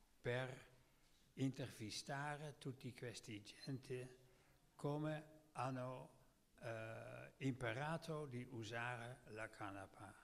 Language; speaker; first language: Italian; non-native, learner; Dutch